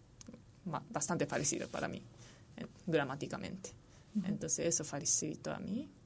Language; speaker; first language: Spanish; non-native, fluent; Japanese